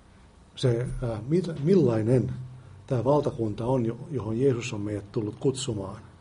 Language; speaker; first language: Finnish; native; Finnish